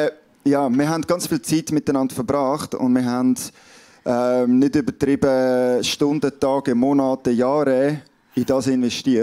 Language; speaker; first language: German; native; German